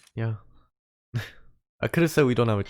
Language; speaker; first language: English; native; English